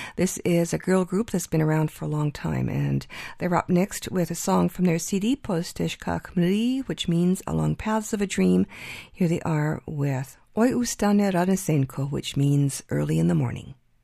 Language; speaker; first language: English; early bilingual, other home language; Ukrainian